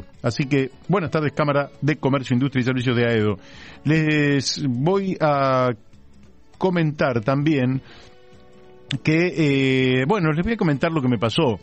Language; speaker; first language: Spanish; native; Spanish